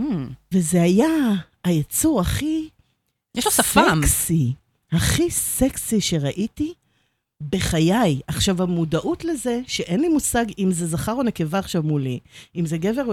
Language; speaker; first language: Hebrew; native; Hebrew